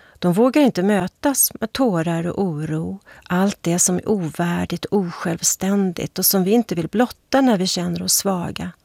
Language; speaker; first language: Swedish; native; Swedish